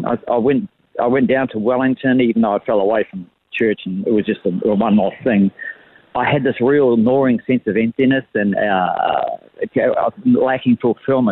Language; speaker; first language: English; native; English